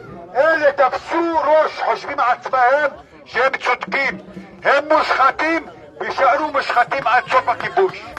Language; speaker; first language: Hebrew; non-native, local second language; Arabic